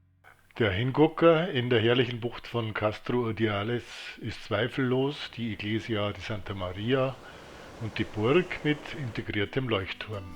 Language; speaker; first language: German; native; German